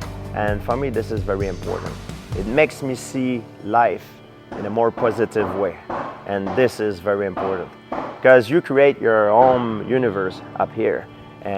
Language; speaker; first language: English; non-native, fluent; French